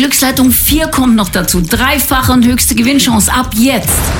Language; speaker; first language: German; native; German